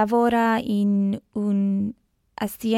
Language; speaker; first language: Italian; non-native, learner; English